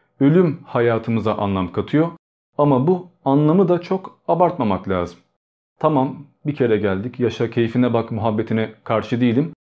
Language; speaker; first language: Turkish; early bilingual, other home language; Albanian